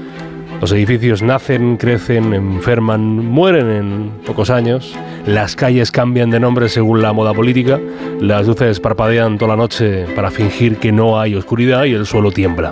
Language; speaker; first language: Spanish; native; Spanish